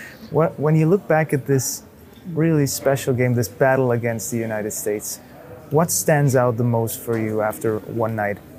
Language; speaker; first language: English; non-native, fluent; German